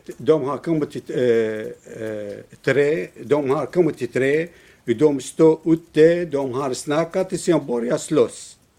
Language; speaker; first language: Swedish; non-native, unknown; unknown